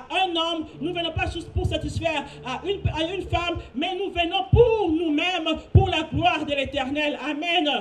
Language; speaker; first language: French; non-native, local second language; Lingala